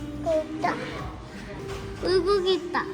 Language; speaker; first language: Korean; early bilingual, other home language; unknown